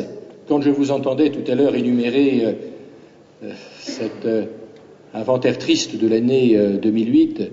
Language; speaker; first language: French; native; French